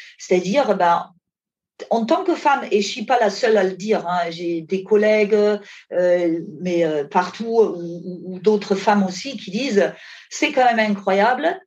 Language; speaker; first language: French; non-native, fluent; German